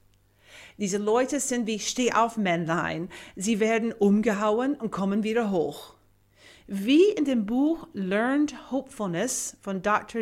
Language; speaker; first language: German; non-native, fluent; English